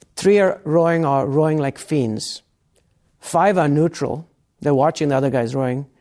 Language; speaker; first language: English; native; English